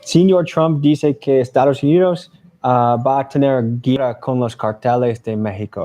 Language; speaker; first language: Spanish; non-native, learner; English